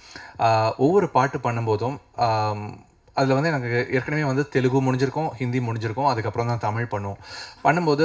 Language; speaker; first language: Tamil; native; Tamil